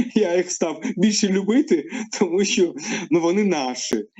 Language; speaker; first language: Ukrainian; non-native, local second language; Russian